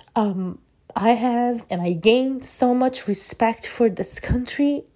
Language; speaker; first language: English; non-native, fluent; Portuguese